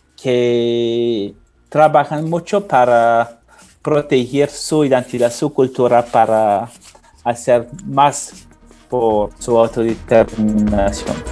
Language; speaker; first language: Spanish; non-native, learner; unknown